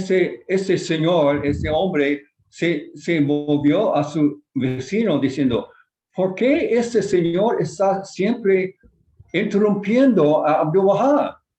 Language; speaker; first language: Spanish; non-native, fluent; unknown